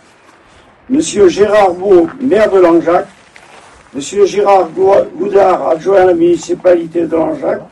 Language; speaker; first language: French; native; French